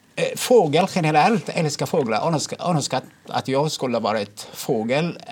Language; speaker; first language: Swedish; non-native, fluent; Arabic